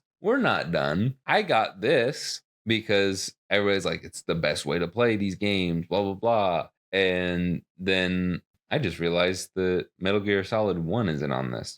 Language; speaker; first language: English; native; English